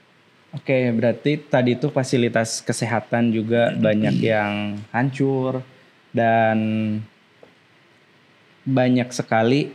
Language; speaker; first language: Indonesian; non-native, local second language; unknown